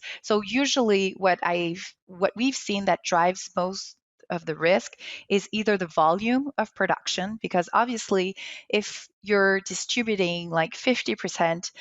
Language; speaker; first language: English; non-native, local second language; French